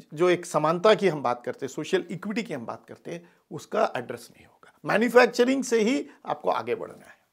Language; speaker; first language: Hindi; non-native, local second language; Tamil